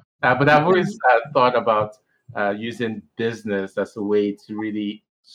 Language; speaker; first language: English; non-native, local second language; Igbo